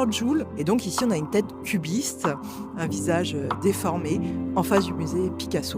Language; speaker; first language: French; native; French